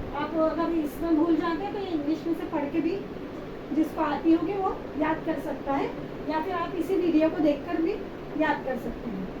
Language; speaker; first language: Hindi; native; Hindi